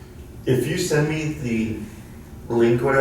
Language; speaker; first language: English; native; English